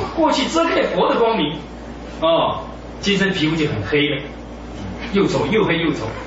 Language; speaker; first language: Chinese; native; Chinese